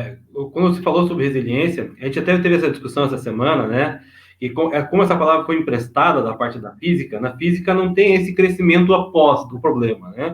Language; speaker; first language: Portuguese; native; Portuguese